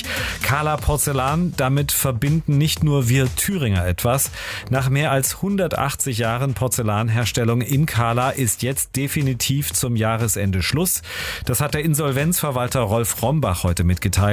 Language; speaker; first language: German; native; German